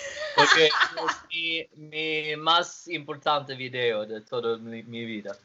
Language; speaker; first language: Spanish; non-native, learner; Swedish